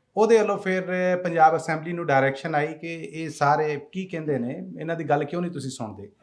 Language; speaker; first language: Punjabi; native; Punjabi